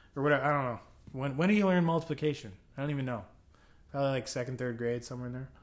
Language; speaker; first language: English; native; English